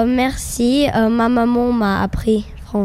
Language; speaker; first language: French; non-native, learner; Slovak